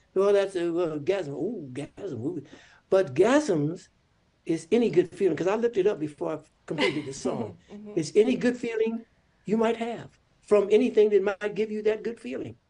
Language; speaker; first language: English; native; English